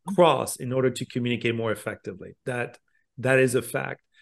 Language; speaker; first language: English; non-native, fluent; French